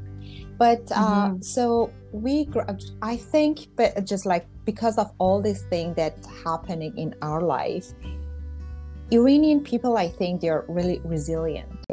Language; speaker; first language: English; non-native, fluent; Persian